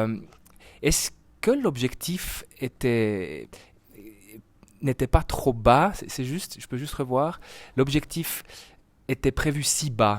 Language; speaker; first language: French; native; French